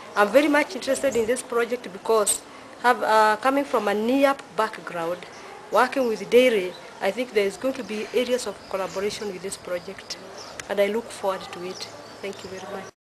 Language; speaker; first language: English; non-native, local second language; Kikuyu